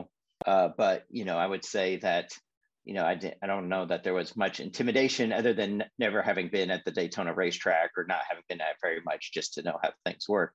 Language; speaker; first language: English; native; English